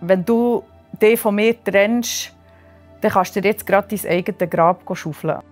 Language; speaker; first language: German; native; German